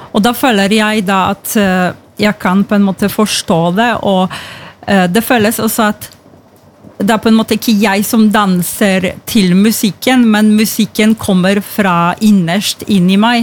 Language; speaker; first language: Norwegian; non-native, fluent; Polish